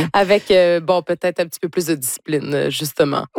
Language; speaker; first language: French; native; French